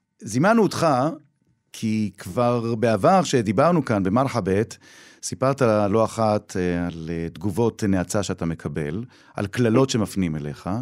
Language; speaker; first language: Hebrew; native; Hebrew